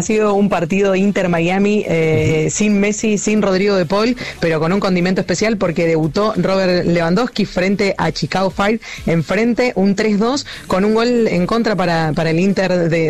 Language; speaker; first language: Spanish; native; Spanish